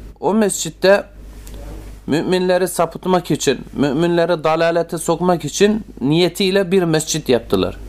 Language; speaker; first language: Turkish; native; Turkish